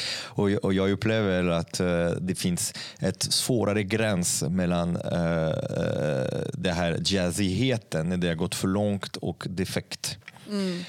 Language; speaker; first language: Swedish; non-native, fluent; French